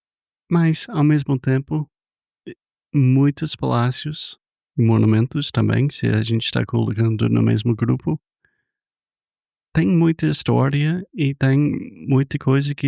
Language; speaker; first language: Portuguese; non-native, fluent; English